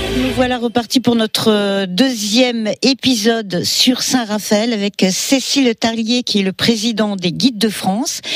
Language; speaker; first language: French; native; French